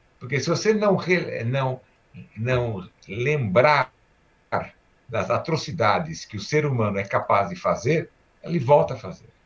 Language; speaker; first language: Portuguese; early bilingual, other home language; Armenian